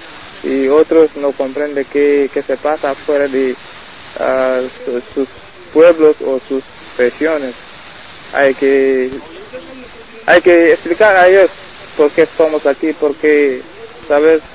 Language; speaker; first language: Spanish; non-native, learner; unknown